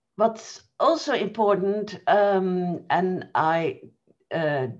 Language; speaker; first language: English; non-native, fluent; Dutch